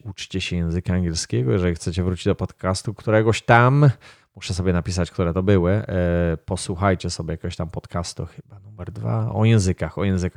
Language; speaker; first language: Polish; native; Polish